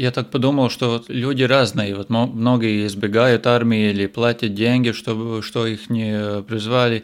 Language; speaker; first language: Russian; non-native, local second language; Latvian